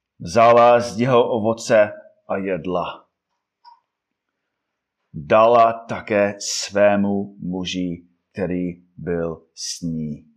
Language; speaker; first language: Czech; non-native, fluent; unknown